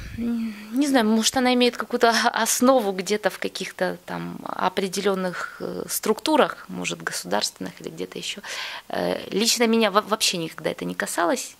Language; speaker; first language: Russian; native; Russian